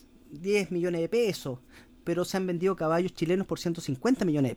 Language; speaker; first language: Spanish; native; Spanish